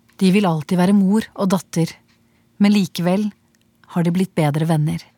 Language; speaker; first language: Norwegian; native; Norwegian